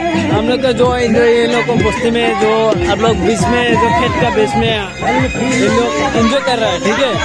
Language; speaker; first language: Hindi; non-native, local second language; Assamese